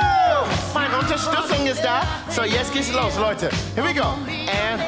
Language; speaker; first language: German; non-native, fluent; English